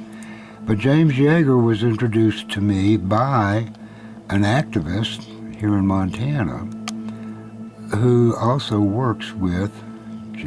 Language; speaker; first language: English; native; English